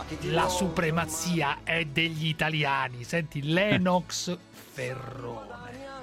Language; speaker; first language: Italian; native; Italian